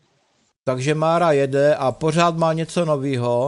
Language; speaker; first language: Czech; native; Czech